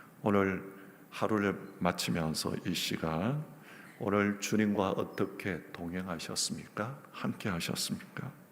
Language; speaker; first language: Korean; native; Korean